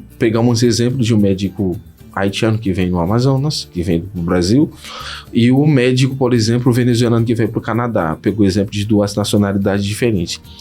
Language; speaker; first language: Portuguese; non-native, fluent; Haitian Creole